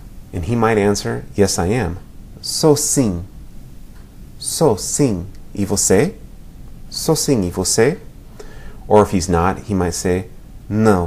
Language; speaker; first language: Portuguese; non-native, fluent; English